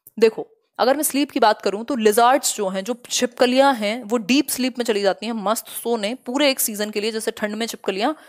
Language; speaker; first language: Hindi; native; Hindi